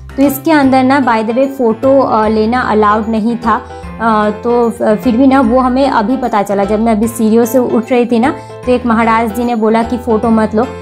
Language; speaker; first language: Hindi; non-native, local second language; Bangla